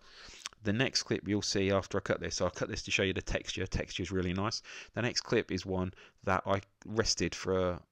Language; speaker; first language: English; native; English